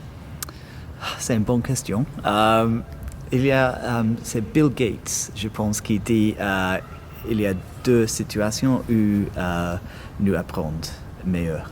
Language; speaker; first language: French; non-native, learner; English